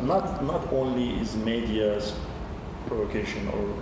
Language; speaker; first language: English; non-native, learner; Turkish